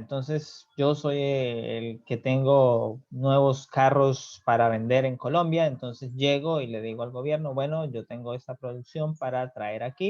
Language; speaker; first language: Spanish; native; Spanish